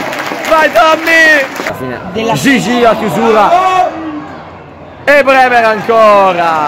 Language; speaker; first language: Italian; native; Italian